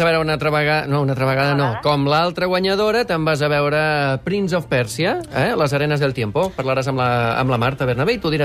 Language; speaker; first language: Catalan; native; Catalan